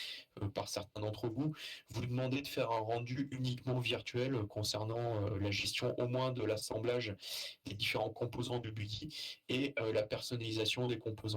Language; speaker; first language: French; native; French